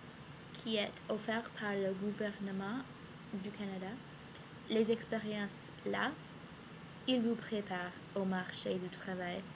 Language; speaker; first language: French; non-native, learner; English